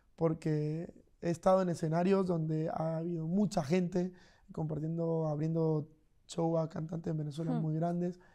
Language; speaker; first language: Spanish; native; Spanish